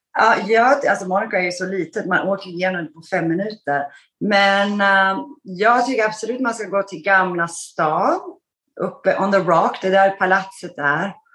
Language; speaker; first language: Swedish; native; Swedish